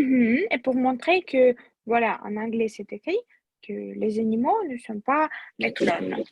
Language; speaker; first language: French; non-native, fluent; Russian